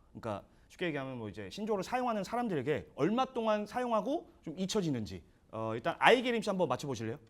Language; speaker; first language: Korean; native; Korean